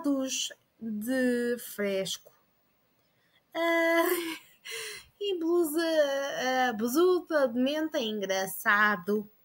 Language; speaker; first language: Portuguese; non-native, learner; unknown